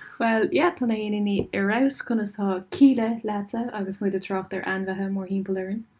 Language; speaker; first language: Irish; non-native, local second language; English